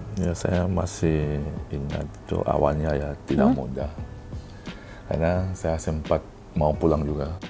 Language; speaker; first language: Indonesian; non-native, fluent; French